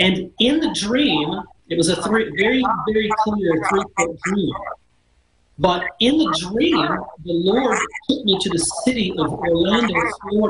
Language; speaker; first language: English; native; English